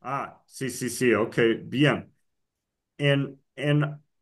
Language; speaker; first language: Spanish; non-native, fluent; English